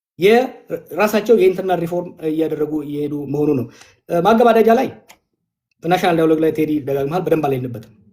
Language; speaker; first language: Amharic; non-native, local second language; Oromo